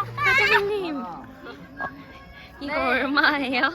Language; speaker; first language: Korean; native; Korean